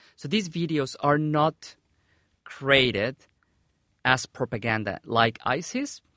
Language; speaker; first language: English; non-native, fluent; Spanish